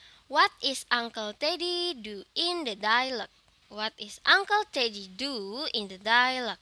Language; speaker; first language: English; non-native, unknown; Indonesian